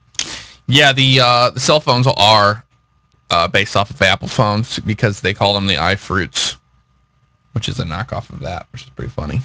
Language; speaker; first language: English; native; English